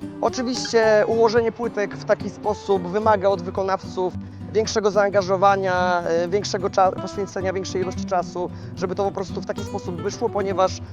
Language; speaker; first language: Polish; native; Polish